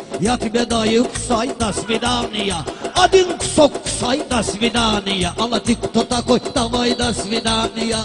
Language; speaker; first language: Russian; non-native, local second language; Talysh